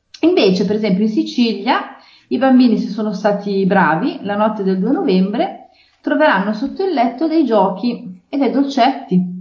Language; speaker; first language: Italian; native; Italian